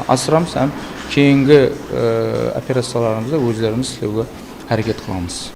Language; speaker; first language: Uzbek; non-native, local second language; Kara-Kalpak